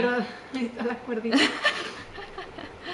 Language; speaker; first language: Spanish; native; Spanish